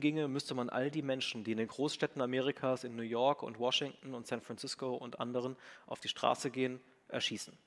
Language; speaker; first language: German; native; German